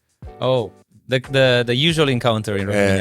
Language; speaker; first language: English; non-native, fluent; Romanian